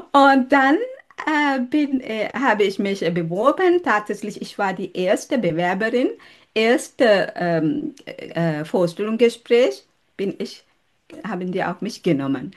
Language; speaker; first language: German; non-native, learner; Sinhala